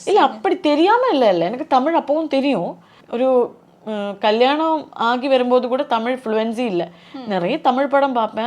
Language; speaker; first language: Tamil; non-native, local second language; Malayalam